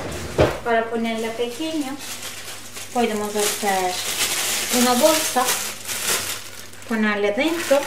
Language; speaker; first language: Spanish; non-native, learner; Turkish